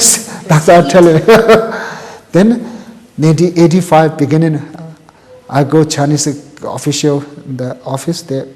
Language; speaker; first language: English; non-native, local second language; Tibetan